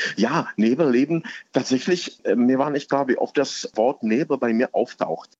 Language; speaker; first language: German; non-native, fluent; Czech